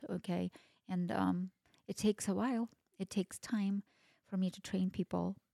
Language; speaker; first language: English; non-native, fluent; Russian